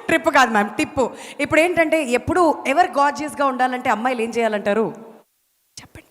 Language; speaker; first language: Telugu; native; Telugu